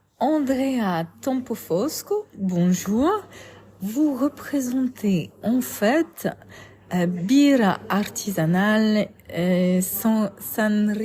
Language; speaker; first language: French; native; French